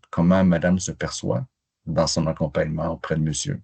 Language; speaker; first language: French; native; French